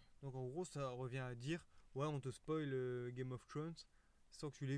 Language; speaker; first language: French; native; French